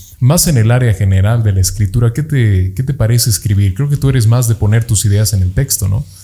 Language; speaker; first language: Spanish; native; Spanish